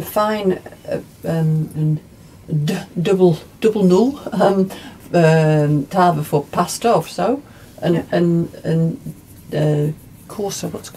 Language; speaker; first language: Dutch; non-native, learner; English